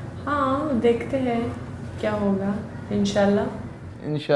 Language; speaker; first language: Hindi; non-native, learner; Swedish